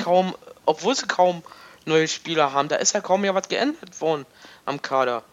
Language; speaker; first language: German; native; German